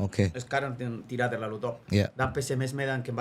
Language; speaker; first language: Indonesian; non-native, fluent; Spanish